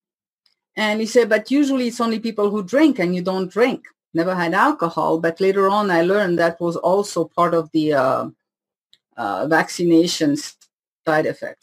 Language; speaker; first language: English; non-native, fluent; French